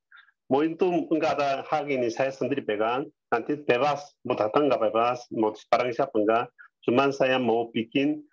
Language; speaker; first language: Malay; non-native, learner; Korean